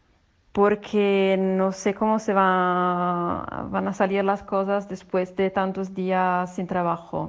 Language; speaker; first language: Spanish; non-native, fluent; Italian